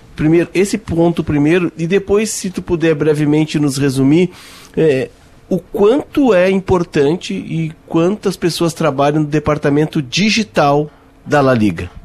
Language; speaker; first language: Portuguese; native; Portuguese